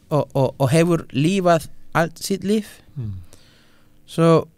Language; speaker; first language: Icelandic; non-native, fluent; Spanish